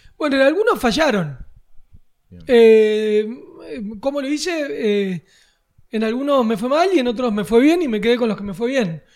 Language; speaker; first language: Spanish; native; Spanish